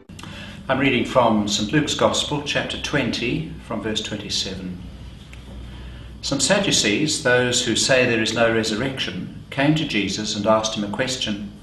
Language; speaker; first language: English; native; English